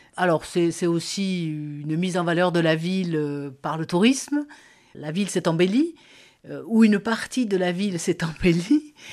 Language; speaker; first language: French; native; French